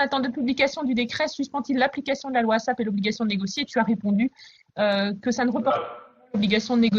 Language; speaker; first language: French; native; French